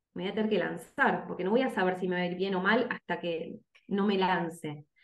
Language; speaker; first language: Spanish; native; Spanish